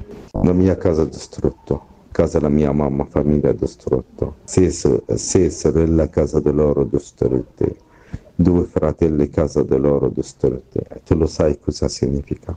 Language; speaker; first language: Italian; non-native, learner; Arabic